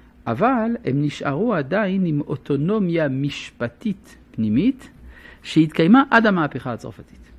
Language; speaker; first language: Hebrew; non-native, fluent; French